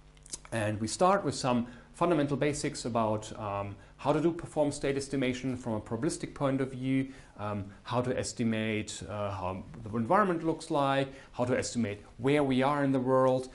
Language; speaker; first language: English; non-native, fluent; German